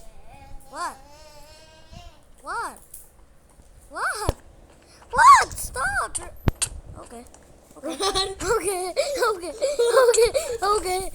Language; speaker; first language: English; non-native, local second language; Filipino